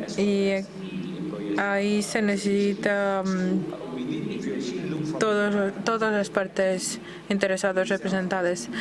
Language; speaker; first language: Spanish; non-native, fluent; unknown